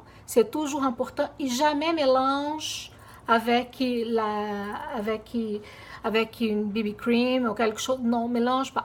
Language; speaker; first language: French; non-native, fluent; Portuguese